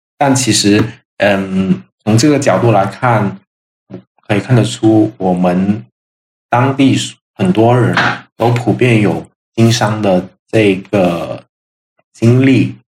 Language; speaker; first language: Chinese; non-native, local second language; Min Nan Chinese